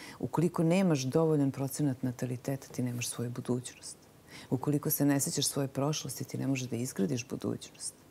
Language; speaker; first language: Serbian; native; Serbian